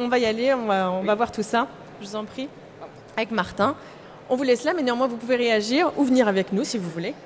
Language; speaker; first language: French; native; French